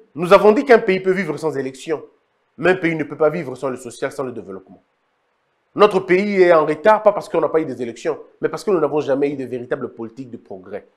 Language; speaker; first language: French; non-native, local second language; Lingala